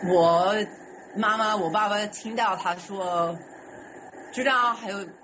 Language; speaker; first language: Chinese; non-native, fluent; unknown